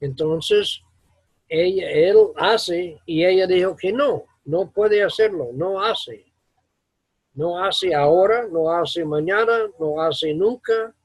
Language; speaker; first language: Spanish; non-native, fluent; English